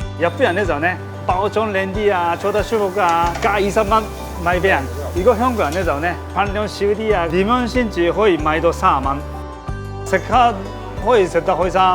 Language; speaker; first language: Cantonese; non-native, fluent; Japanese